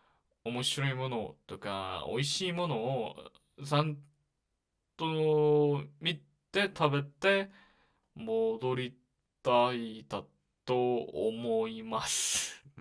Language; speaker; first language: Japanese; non-native, learner; Korean